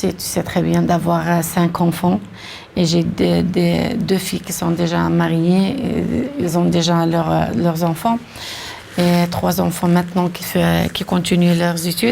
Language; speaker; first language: French; non-native, local second language; Arabic